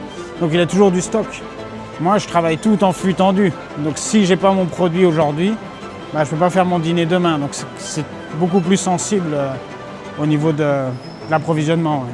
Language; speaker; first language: French; native; French